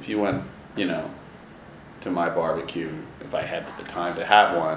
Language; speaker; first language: English; native; English